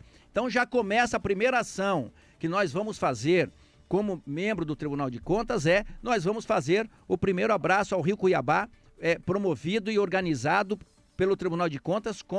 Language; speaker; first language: Portuguese; native; Portuguese